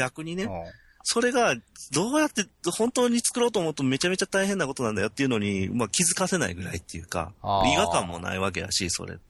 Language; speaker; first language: Japanese; native; Japanese